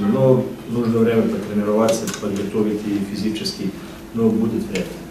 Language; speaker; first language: Russian; non-native, fluent; Serbian